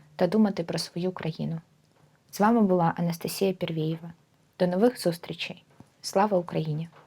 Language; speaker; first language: Ukrainian; non-native, local second language; Russian